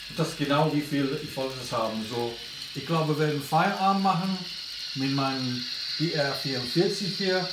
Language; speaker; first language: German; non-native, learner; English